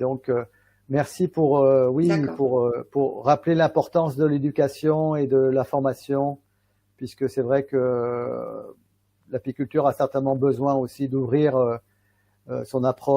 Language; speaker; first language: French; native; French